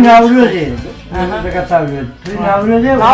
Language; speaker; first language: Russian; non-native, learner; Tajik